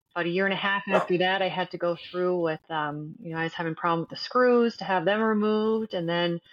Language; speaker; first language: English; native; English